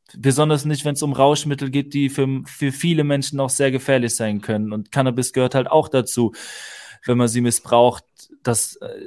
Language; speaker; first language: German; native; German